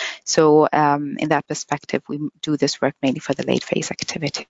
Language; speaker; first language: English; non-native, fluent; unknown